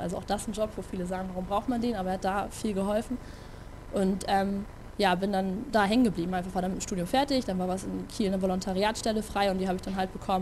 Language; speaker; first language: German; native; German